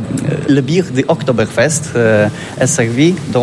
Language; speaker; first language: French; non-native, learner; Polish